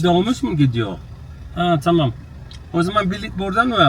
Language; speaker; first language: Turkish; non-native, learner; English